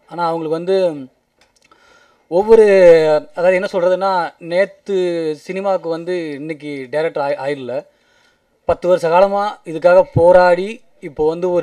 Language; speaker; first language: Tamil; native; Tamil